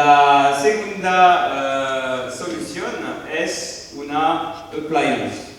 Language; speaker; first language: Spanish; non-native, learner; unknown